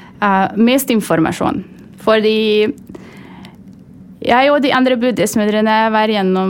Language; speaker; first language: Norwegian; non-native, fluent; Hungarian